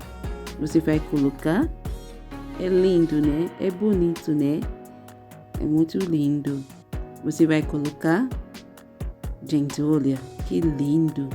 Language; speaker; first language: Portuguese; non-native, learner; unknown